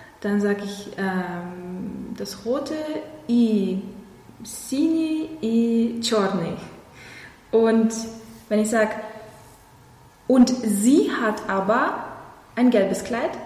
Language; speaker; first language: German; non-native, fluent; Russian